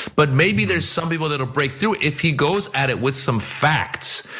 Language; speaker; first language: English; non-native, fluent; Persian